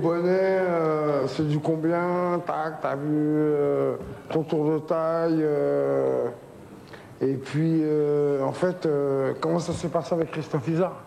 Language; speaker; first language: French; native; French